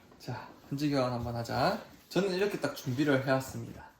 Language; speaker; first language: Korean; native; Korean